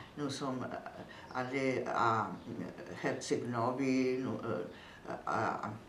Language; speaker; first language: French; non-native, fluent; Serbian